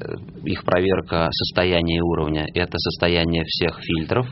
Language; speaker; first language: Russian; native; Russian